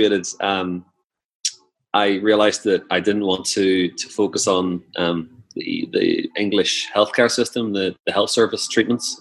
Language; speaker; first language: English; native; English